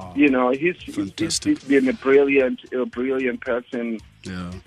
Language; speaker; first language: English; non-native, local second language; Zulu